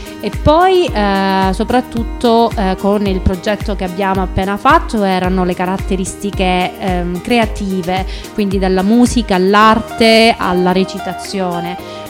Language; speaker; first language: Italian; native; Italian